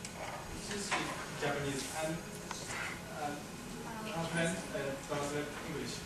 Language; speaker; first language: English; non-native, learner; Japanese